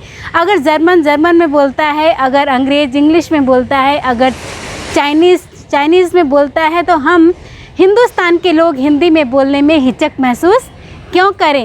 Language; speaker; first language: Hindi; native; Hindi